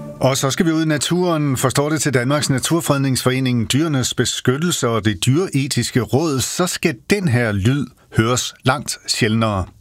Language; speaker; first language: Danish; native; Danish